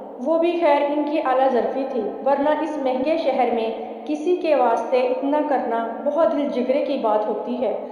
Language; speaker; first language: Urdu; native; Urdu